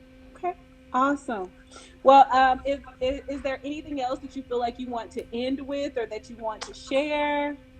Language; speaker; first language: English; native; English